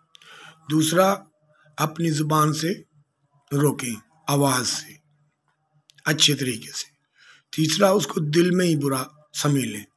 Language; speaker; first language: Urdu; non-native, local second language; Punjabi